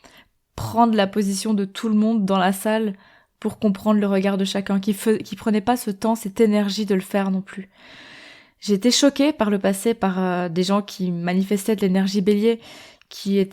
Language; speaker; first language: French; native; French